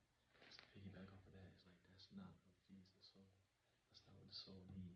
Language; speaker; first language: English; native; English